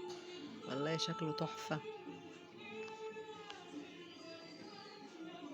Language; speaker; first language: Arabic; native; Arabic